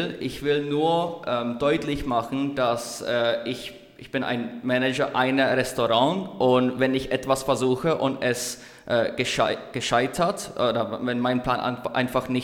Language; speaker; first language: German; non-native, learner; Czech